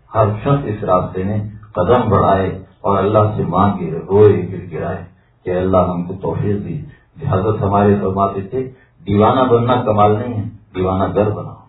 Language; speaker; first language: Urdu; native; Urdu